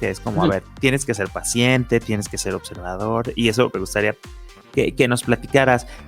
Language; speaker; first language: Spanish; native; Spanish